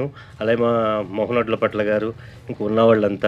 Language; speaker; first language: Telugu; native; Telugu